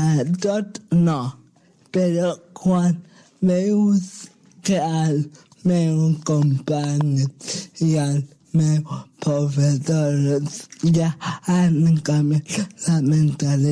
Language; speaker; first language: Catalan; non-native, local second language; Spanish